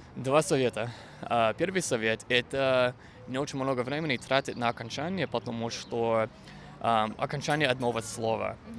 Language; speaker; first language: Russian; non-native, fluent; English